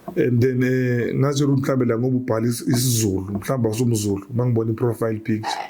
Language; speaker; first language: Zulu; native; Zulu